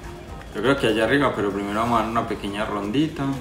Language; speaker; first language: Spanish; native; Spanish